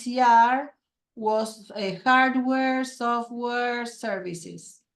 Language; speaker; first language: English; non-native, fluent; Spanish